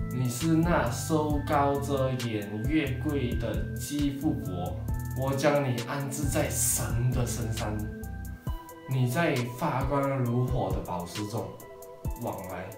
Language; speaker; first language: Chinese; native; Chinese